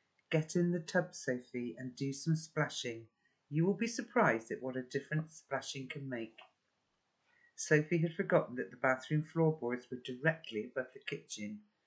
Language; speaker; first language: English; native; English